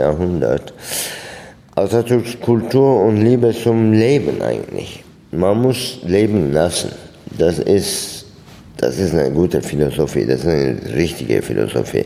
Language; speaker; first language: German; non-native, fluent; Turkish